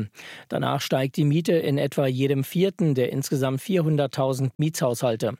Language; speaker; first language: German; native; German